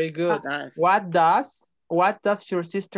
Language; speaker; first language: English; non-native, fluent; Spanish